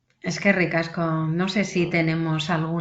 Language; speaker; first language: Spanish; native; Spanish